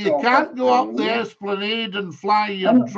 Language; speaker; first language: English; native; English